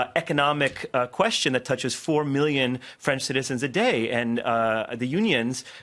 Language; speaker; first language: English; native; English